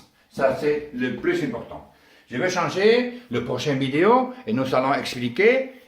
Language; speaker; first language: French; non-native, learner; Spanish